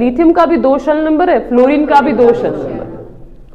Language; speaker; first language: Hindi; non-native, local second language; Kashmiri